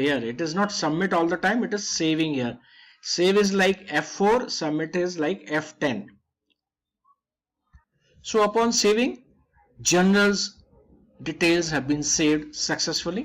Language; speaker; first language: English; non-native, local second language; Hindi